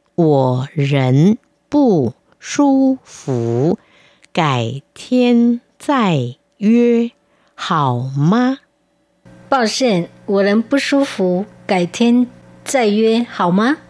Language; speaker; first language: Chinese; non-native, fluent; Vietnamese